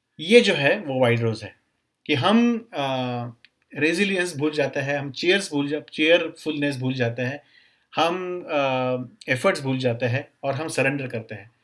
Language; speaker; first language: Hindi; non-native, local second language; Marathi